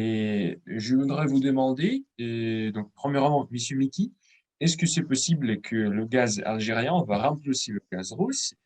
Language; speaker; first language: French; non-native, fluent; Russian